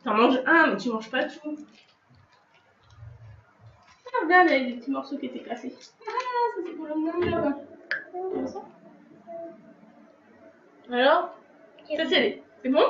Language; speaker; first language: French; native; French